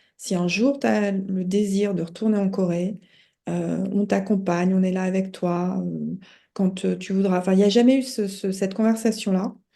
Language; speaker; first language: French; native; French